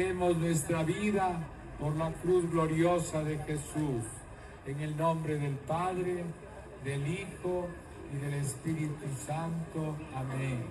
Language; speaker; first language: Spanish; native; Spanish